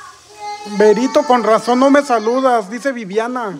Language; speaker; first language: Spanish; native; Spanish